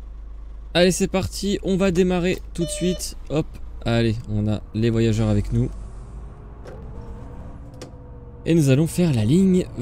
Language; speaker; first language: French; native; French